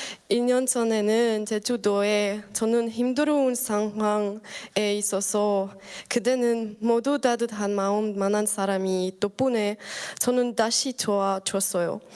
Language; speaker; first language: Korean; non-native, learner; Spanish